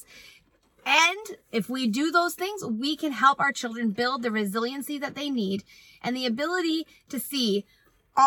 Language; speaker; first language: English; native; English